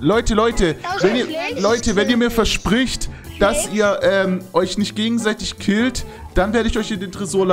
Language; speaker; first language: German; native; German